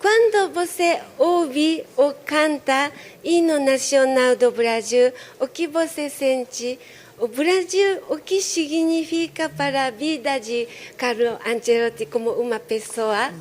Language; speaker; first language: Portuguese; non-native, learner; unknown